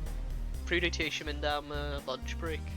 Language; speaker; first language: Welsh; non-native, local second language; English